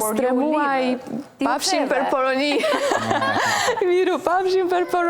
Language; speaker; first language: Albanian; non-native, learner; Polish